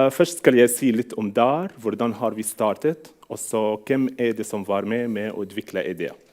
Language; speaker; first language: Norwegian; non-native, fluent; Arabic